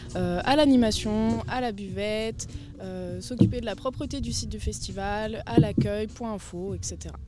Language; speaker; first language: French; native; French